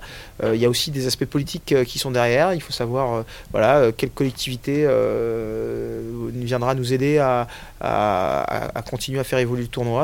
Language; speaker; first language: French; native; French